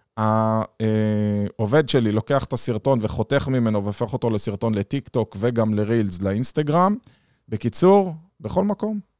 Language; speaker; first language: Hebrew; native; Hebrew